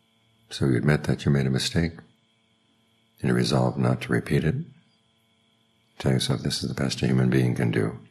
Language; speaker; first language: English; native; English